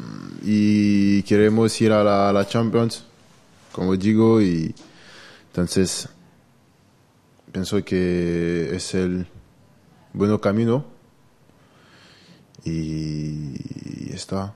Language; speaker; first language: Spanish; non-native, learner; French